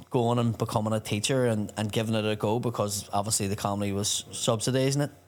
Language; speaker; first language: English; native; English